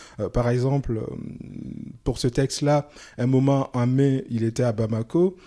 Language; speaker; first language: French; non-native, local second language; Soninke